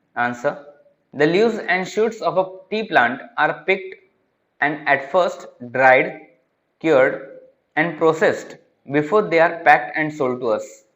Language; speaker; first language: English; non-native, local second language; Marathi